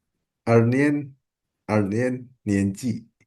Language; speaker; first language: Chinese; non-native, learner; Indonesian